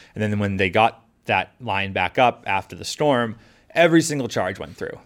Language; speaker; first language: English; native; English